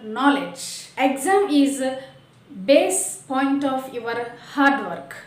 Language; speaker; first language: English; non-native, local second language; Telugu